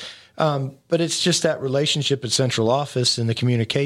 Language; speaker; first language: English; native; English